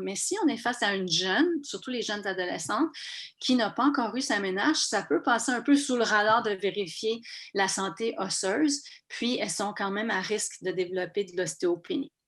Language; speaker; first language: French; native; French